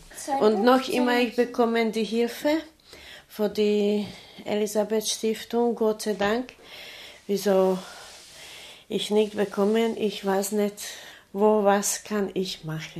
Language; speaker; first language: German; non-native, learner; Slovak